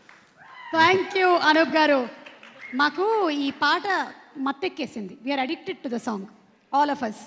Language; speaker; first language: Telugu; native; Telugu